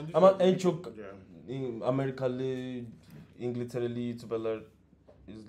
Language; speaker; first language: Turkish; non-native, learner; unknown